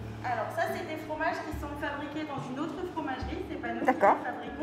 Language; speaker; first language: French; native; French